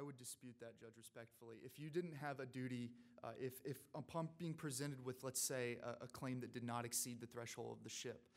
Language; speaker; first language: English; native; English